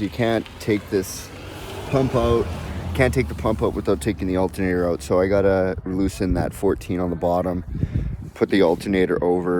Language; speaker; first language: English; native; English